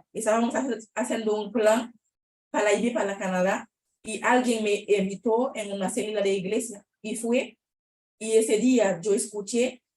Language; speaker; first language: Spanish; non-native, learner; Haitian Creole